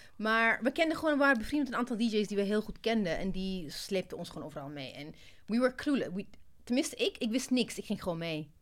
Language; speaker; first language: Dutch; non-native, fluent; Amharic